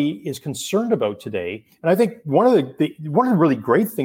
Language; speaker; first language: English; native; English